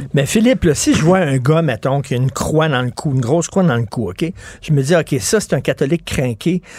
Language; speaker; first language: French; native; French